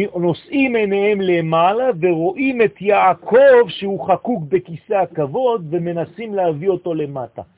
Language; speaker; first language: Hebrew; non-native, fluent; French